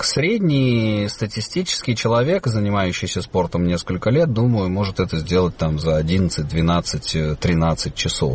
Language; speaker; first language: Russian; native; Russian